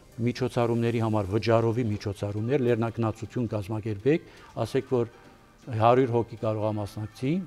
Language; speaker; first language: Armenian; early bilingual, heritage; Armenian